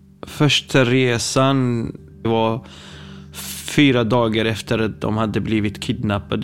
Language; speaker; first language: Swedish; non-native, fluent; Kurdish